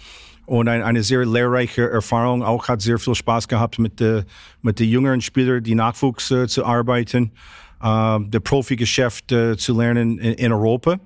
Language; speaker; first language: German; non-native, fluent; English